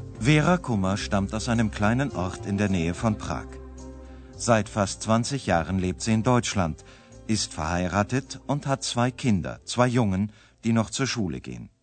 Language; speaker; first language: German; native; German